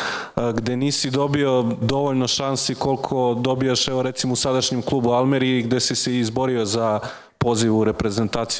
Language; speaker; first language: Serbian; native; Serbian